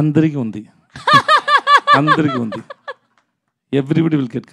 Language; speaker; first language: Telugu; non-native, learner; Tamil